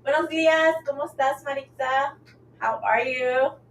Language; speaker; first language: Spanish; early bilingual, heritage; Spanish